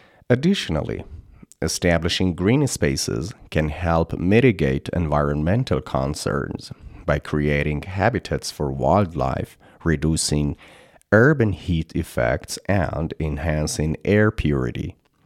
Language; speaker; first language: English; non-native, fluent; Persian